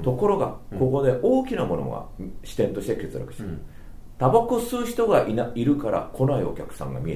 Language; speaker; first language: Japanese; native; Japanese